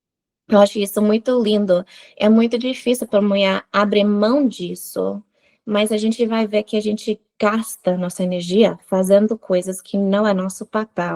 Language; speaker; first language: Portuguese; non-native, fluent; English